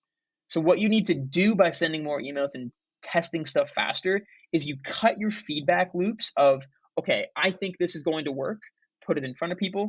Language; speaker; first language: English; native; English